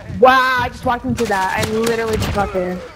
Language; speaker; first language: English; native; English